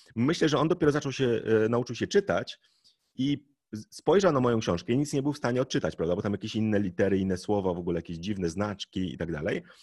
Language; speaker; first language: Polish; native; Polish